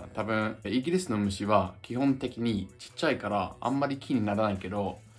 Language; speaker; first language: Japanese; non-native, fluent; English